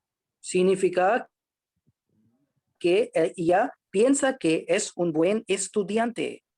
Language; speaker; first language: Spanish; non-native, learner; Hindi